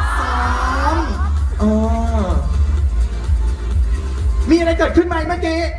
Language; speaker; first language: Thai; native; Thai